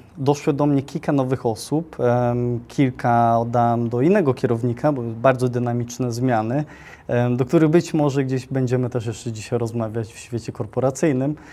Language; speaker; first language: Polish; early bilingual, heritage; Polish